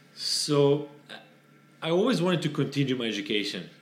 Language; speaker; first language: English; non-native, fluent; Serbian